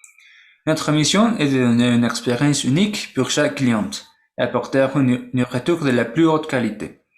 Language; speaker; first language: French; non-native, learner; Spanish